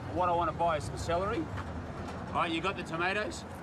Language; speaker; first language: English; native; English